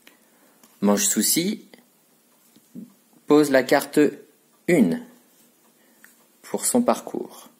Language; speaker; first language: French; native; French